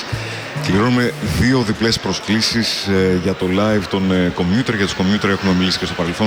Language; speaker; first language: Greek; native; Greek